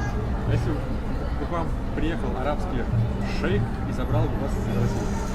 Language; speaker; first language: Russian; native; Russian